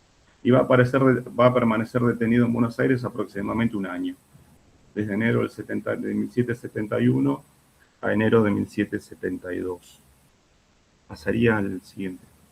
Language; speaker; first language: Spanish; native; Spanish